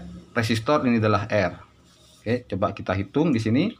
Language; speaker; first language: Indonesian; native; Indonesian